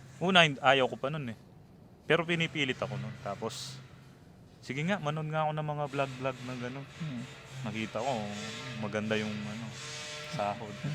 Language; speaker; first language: Filipino; non-native, local second language; Pampanga